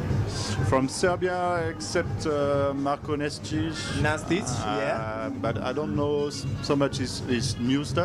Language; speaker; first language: English; non-native, learner; French